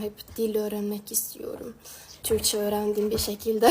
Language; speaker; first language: Turkish; non-native, fluent; Swedish